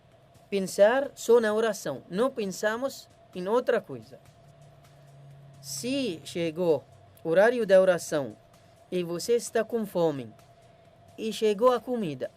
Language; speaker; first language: Portuguese; non-native, learner; Arabic